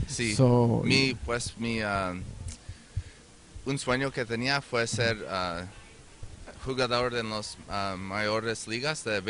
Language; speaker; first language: Spanish; early bilingual, heritage; Spanish